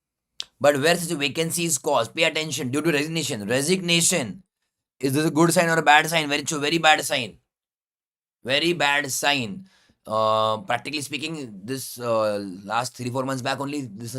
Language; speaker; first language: English; non-native, local second language; Hindi